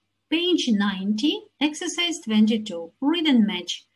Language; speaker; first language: English; non-native, fluent; Russian